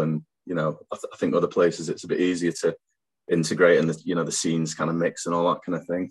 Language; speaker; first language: English; native; English